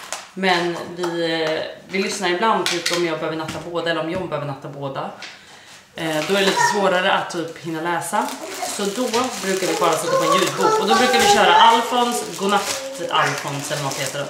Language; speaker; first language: Swedish; native; Swedish